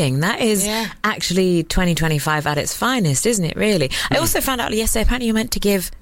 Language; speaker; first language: English; native; English